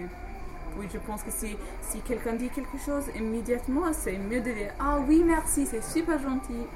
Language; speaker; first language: French; non-native, fluent; English